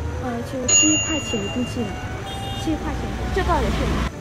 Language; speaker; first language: Chinese; non-native, fluent; Vietnamese